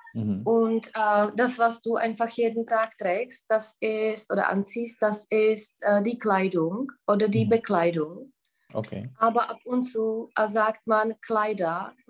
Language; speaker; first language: German; non-native, fluent; Czech